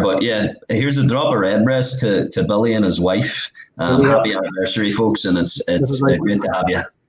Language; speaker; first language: English; native; English